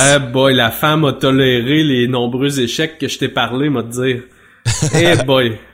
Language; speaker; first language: French; native; French